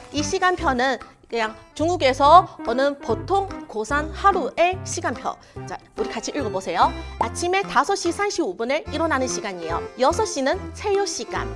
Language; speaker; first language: Korean; non-native, learner; Chinese